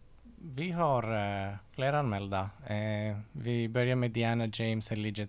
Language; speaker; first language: Swedish; non-native, fluent; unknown